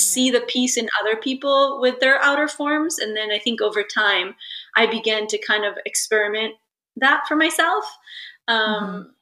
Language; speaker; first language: English; early bilingual, other home language; Italian